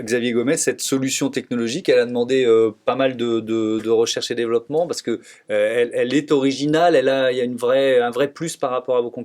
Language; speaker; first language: French; native; French